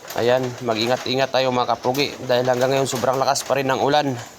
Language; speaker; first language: Filipino; native; Filipino